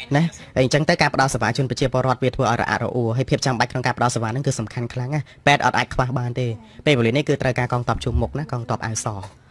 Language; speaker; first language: Khmer; native; Khmer